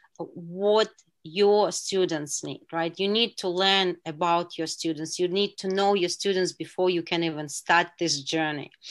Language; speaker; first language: English; non-native, fluent; Uzbek